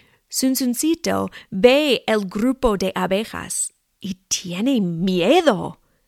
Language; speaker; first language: Spanish; non-native, fluent; English